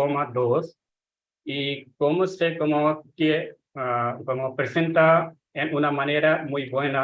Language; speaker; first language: Spanish; non-native, fluent; Hindi